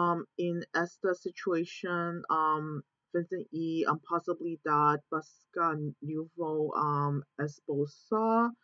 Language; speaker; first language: Spanish; non-native, learner; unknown